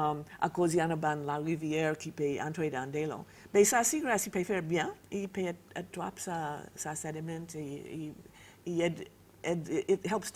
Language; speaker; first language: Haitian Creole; non-native, fluent; English